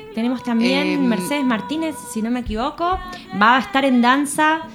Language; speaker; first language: Spanish; native; Spanish